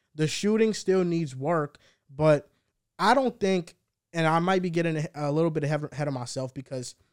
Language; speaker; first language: English; early bilingual, heritage; Spanish